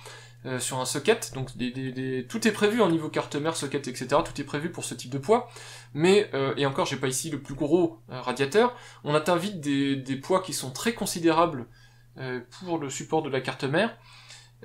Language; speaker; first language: French; native; French